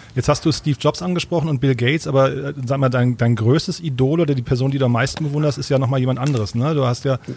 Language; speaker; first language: German; native; German